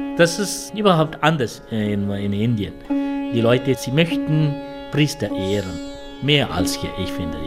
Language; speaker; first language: German; non-native, fluent; Tamil